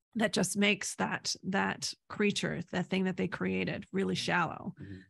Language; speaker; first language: English; native; English